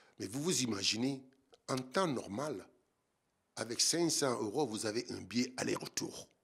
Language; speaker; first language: French; non-native, local second language; Wolof